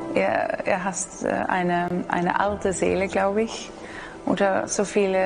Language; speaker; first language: German; non-native, learner; Dutch